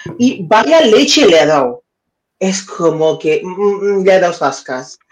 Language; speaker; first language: Spanish; non-native, learner; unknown